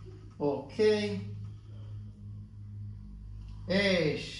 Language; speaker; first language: Hungarian; non-native, learner; Hebrew